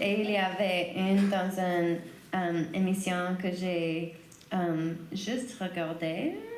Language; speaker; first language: French; non-native, learner; English